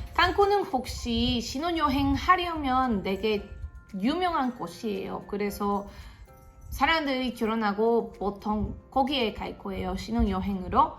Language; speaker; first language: Korean; non-native, fluent; Spanish